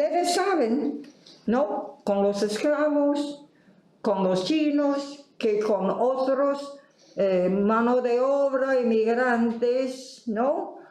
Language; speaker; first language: Spanish; non-native, fluent; Chinese